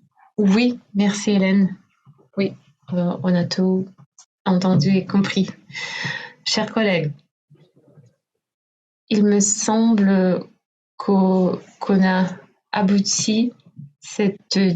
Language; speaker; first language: French; non-native, fluent; Russian